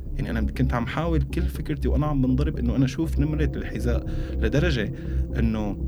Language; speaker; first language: Arabic; native; Arabic